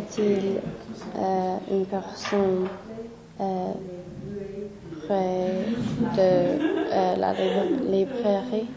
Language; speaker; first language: French; non-native, learner; English